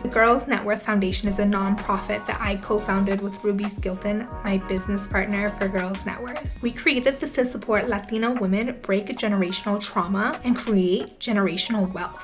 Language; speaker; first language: English; native; English